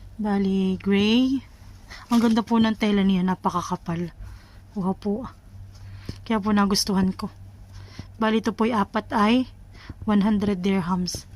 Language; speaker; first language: Filipino; native; Filipino